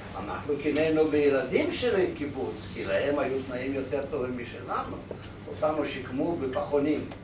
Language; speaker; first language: Hebrew; non-native, fluent; Polish